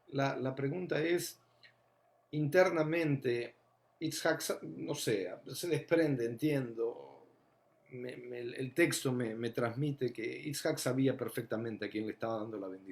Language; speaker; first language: Spanish; non-native, fluent; Portuguese